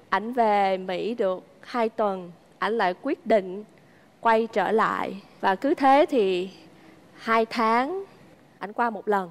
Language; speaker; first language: Vietnamese; native; Vietnamese